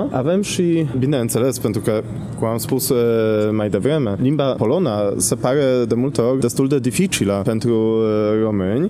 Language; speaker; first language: Romanian; non-native, fluent; Polish